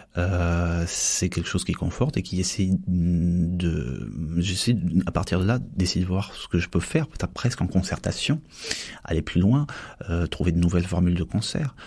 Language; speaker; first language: French; native; French